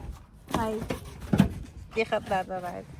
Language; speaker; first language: Dutch; non-native, learner; Filipino